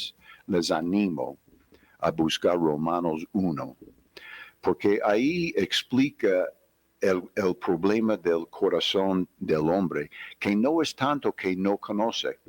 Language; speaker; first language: Spanish; non-native, fluent; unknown